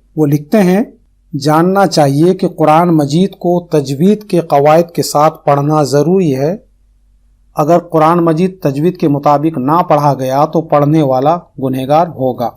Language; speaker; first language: Urdu; native; Urdu